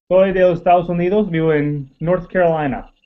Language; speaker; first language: Spanish; non-native, learner; English